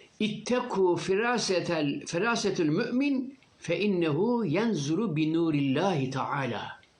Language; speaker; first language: Turkish; native; Turkish